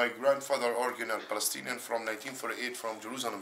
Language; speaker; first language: English; non-native, learner; Arabic